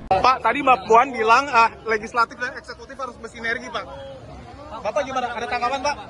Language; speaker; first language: Indonesian; native; Indonesian